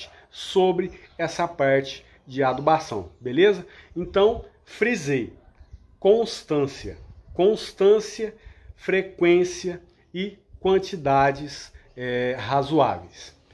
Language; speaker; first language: Portuguese; native; Portuguese